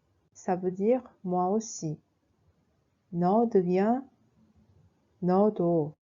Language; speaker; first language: French; non-native, fluent; Korean